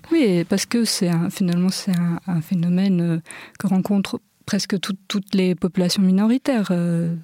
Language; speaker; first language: French; early bilingual, other home language; Romanian